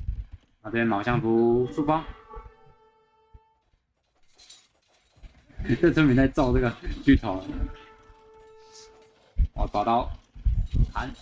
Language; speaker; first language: Chinese; native; Chinese